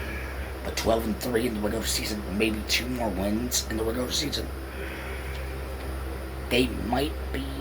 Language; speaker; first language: English; native; English